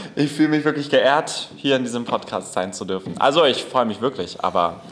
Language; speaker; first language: German; native; German